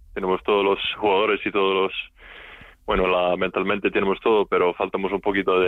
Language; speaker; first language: Spanish; non-native, learner; Icelandic